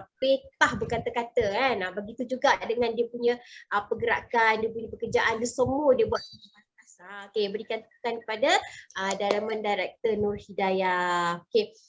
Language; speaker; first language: Malay; native; Malay